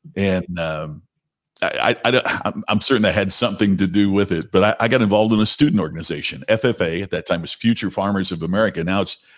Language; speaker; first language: English; native; English